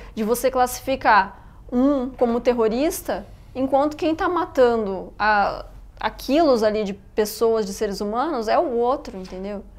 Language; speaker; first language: Portuguese; early bilingual, other home language; Arabic